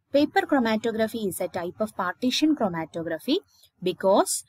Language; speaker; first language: English; non-native, local second language; Malayalam